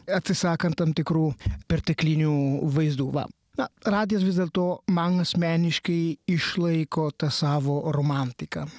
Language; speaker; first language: Lithuanian; non-native, fluent; Italian